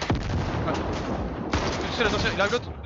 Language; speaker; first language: French; native; French